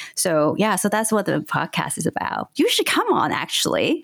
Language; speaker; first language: English; non-native, local second language; Cantonese